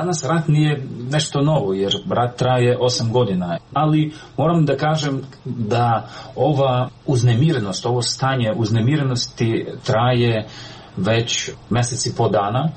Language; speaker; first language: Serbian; non-native, fluent; Ukrainian